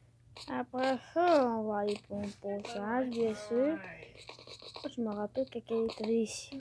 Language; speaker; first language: French; native; French